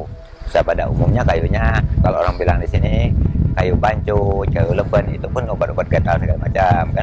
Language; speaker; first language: Indonesian; non-native, local second language; Malay